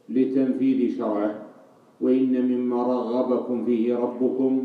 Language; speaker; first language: Arabic; native; Arabic